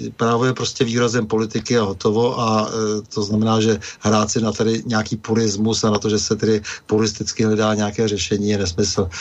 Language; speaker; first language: Czech; native; Czech